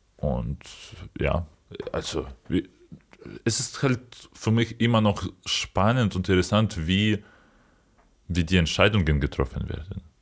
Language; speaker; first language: German; non-native, fluent; Ukrainian